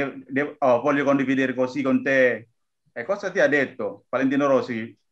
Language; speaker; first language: Italian; non-native, learner; Indonesian